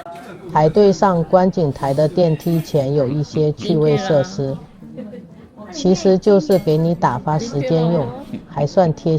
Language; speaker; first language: Chinese; native; Chinese